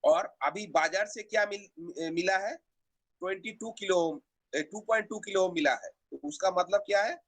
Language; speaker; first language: Hindi; non-native, local second language; Bangla